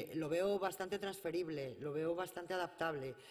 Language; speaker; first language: Spanish; native; Spanish